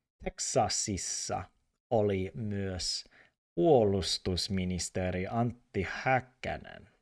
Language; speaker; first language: Finnish; non-native, learner; English